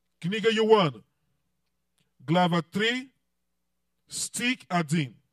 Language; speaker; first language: Russian; non-native, learner; English